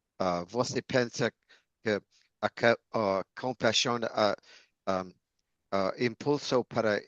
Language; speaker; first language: Portuguese; non-native, learner; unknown